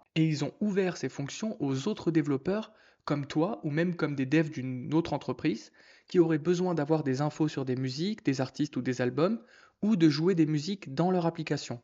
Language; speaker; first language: French; native; French